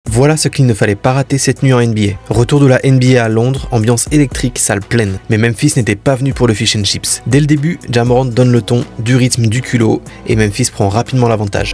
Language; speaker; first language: French; native; French